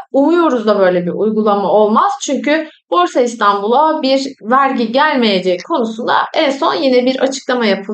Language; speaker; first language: Turkish; native; Turkish